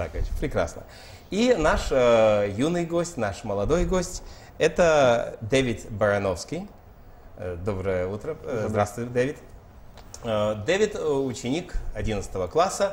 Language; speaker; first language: Russian; native; Russian